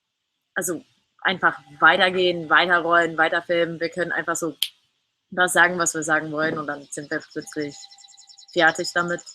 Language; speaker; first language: German; non-native, fluent; English